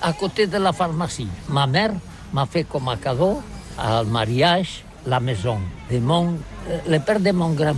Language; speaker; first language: French; non-native, learner; Catalan